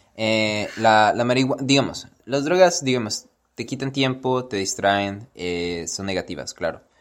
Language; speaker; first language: Spanish; early bilingual, heritage; Spanish